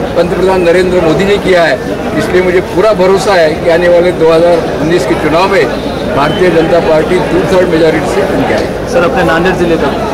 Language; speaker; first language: Hindi; non-native, local second language; Marathi